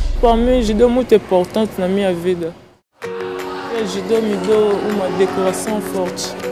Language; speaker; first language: Portuguese; non-native, learner; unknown